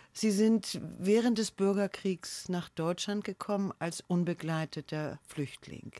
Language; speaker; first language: German; native; German